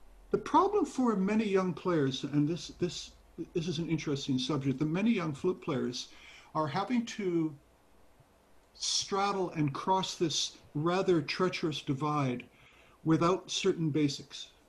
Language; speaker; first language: English; native; English